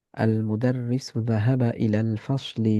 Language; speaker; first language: Arabic; non-native, fluent; Bangla